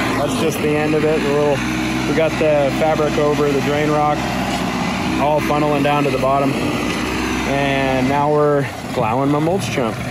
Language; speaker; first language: English; native; English